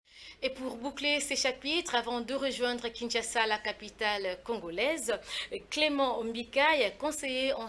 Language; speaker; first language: French; native; French